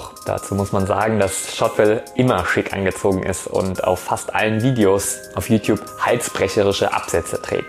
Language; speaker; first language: German; native; German